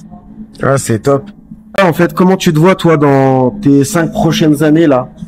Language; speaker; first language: French; native; French